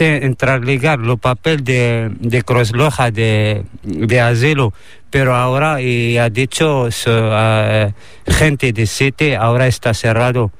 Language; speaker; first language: Spanish; non-native, learner; Arabic